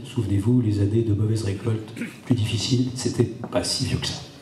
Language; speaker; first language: French; native; French